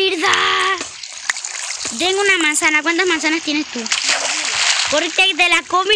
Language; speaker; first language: Spanish; native; Spanish